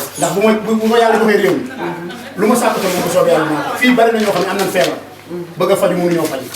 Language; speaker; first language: Wolof; native; Wolof